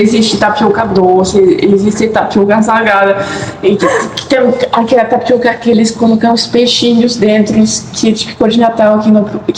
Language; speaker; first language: Portuguese; non-native, fluent; French